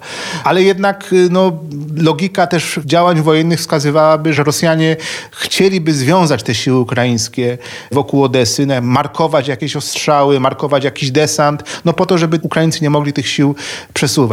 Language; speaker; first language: Polish; native; Polish